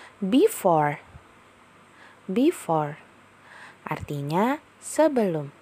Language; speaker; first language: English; non-native, fluent; Indonesian